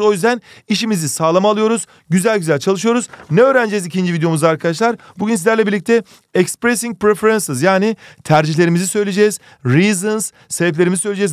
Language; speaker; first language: Turkish; native; Turkish